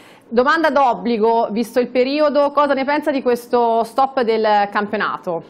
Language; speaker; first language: Italian; native; Italian